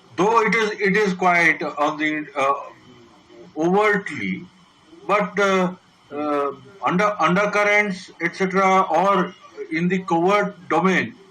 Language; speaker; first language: English; non-native, local second language; Bangla